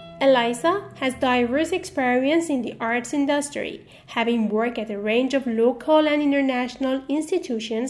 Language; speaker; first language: English; non-native, fluent; Persian